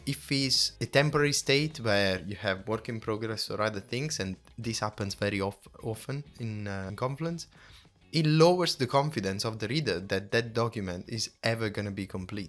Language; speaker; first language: English; non-native, fluent; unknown